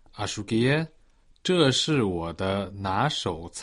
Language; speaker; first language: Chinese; non-native, learner; Portuguese